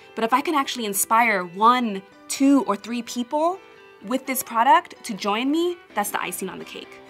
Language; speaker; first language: English; native; English